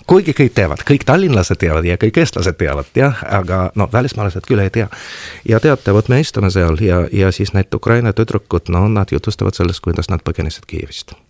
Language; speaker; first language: Estonian; non-native, local second language; Russian